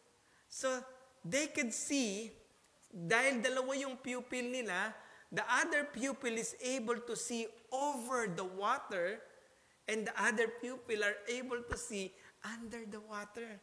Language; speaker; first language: English; non-native, local second language; Filipino